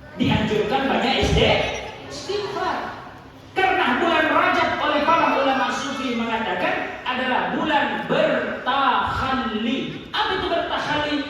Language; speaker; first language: Indonesian; native; Indonesian